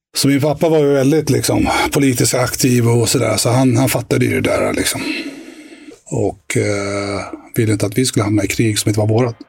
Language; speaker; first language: Swedish; early bilingual, other home language; Arabic